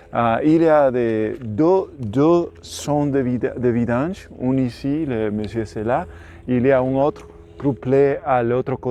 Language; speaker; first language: French; non-native, learner; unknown